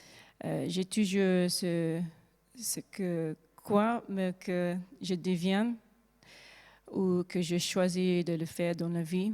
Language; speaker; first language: French; non-native, learner; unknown